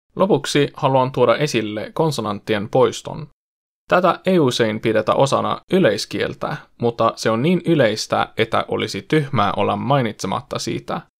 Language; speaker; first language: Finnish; non-native, fluent; Swedish